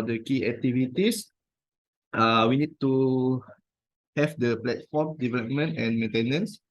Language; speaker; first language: English; non-native, fluent; Malay